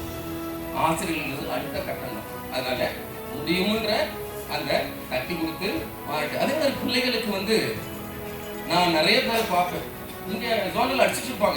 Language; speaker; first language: Tamil; native; Tamil